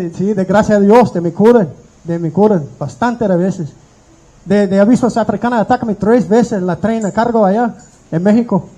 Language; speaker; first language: Spanish; non-native, learner; English